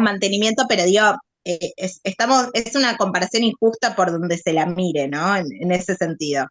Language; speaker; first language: Spanish; native; Spanish